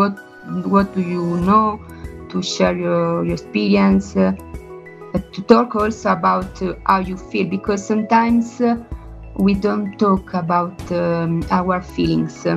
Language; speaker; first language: English; non-native, learner; Italian